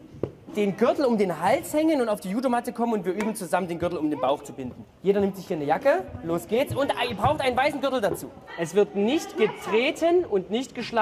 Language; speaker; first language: German; native; German